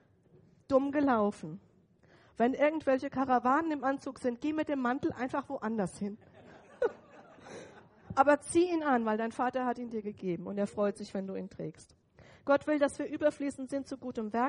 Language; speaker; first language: German; native; German